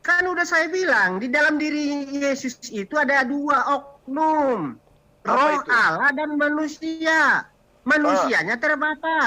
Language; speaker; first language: Indonesian; native; Indonesian